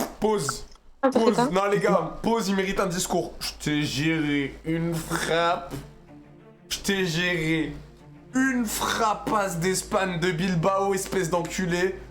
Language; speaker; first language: French; native; French